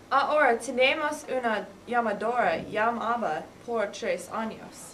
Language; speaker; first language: Spanish; non-native, learner; English